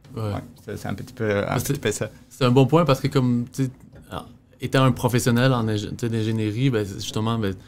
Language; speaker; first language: French; native; French